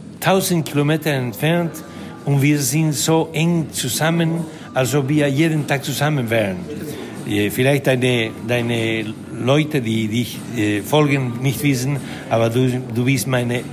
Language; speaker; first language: German; non-native, fluent; Spanish